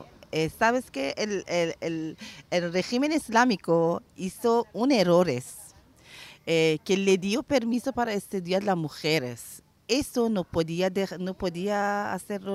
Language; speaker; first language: Spanish; non-native, learner; Persian